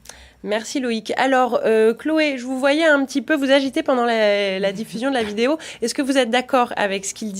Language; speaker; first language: French; native; French